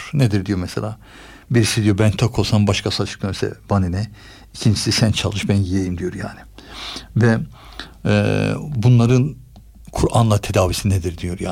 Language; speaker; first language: Turkish; native; Turkish